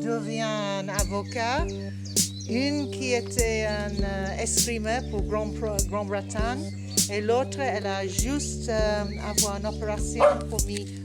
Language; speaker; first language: French; non-native, learner; English